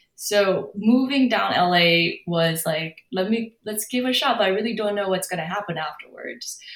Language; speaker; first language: English; non-native, fluent; Korean